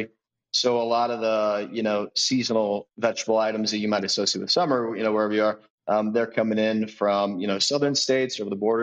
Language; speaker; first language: English; native; English